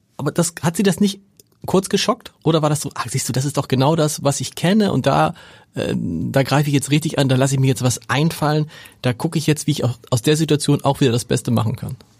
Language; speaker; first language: German; native; German